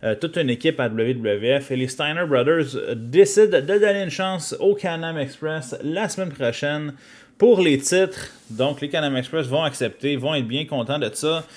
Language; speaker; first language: French; native; French